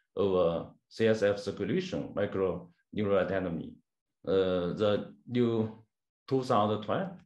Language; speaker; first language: English; non-native, learner; Chinese